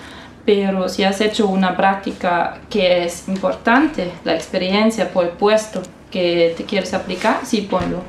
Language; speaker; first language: Spanish; non-native, fluent; German